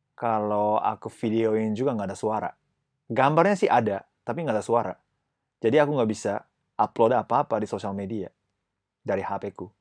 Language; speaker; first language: Indonesian; non-native, fluent; Japanese